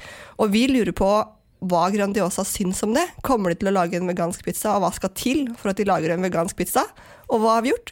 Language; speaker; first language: Norwegian; native; Norwegian